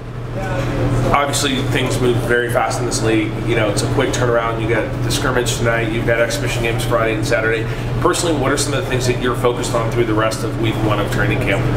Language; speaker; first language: English; native; English